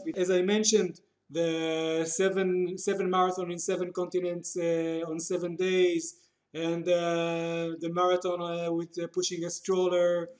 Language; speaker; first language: English; non-native, fluent; Hebrew